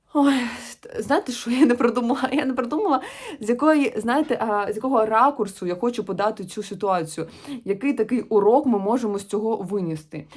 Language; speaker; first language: Ukrainian; non-native, local second language; Russian